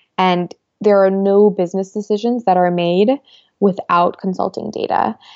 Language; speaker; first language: English; early bilingual, other home language; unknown